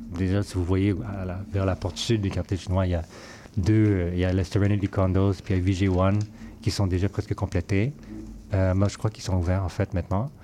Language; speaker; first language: French; non-native, fluent; English